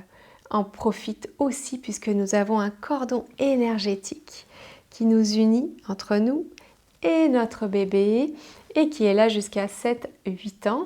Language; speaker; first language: French; native; French